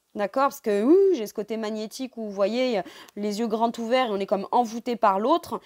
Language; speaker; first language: French; native; French